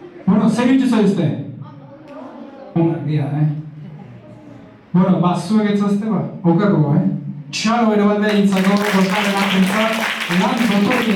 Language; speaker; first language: Basque; native; Basque